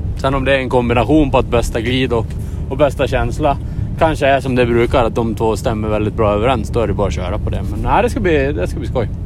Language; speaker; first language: Swedish; native; Swedish